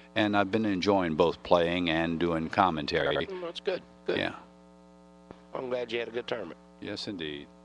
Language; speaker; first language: English; native; English